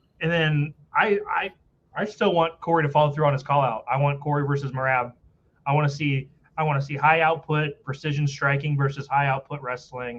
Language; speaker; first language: English; native; English